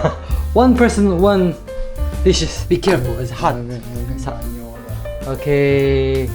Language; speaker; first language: English; non-native, learner; Korean